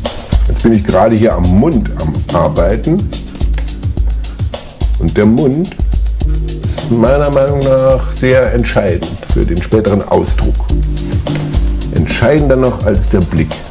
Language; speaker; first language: German; native; German